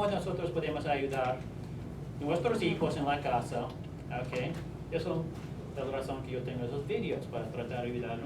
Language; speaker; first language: Spanish; non-native, learner; English